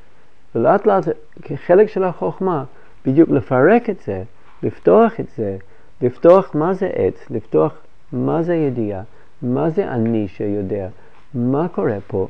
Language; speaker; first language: Hebrew; non-native, fluent; English